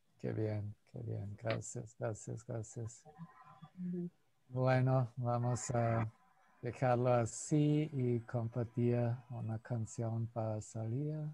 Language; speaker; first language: Spanish; non-native, fluent; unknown